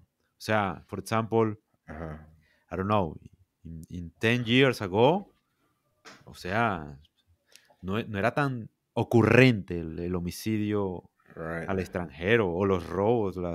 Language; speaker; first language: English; non-native, learner; Spanish